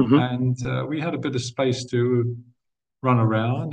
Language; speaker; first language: English; native; English